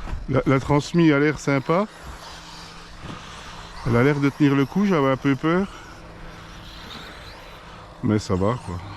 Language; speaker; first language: French; native; French